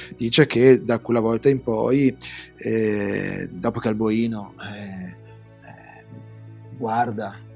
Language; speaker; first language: Italian; native; Italian